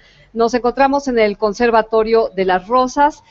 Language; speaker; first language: Spanish; native; Spanish